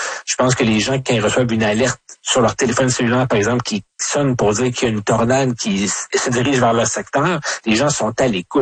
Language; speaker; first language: French; native; French